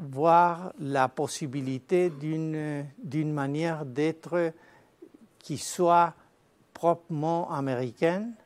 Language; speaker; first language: French; non-native, fluent; Spanish